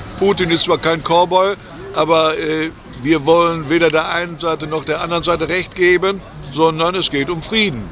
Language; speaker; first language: German; native; German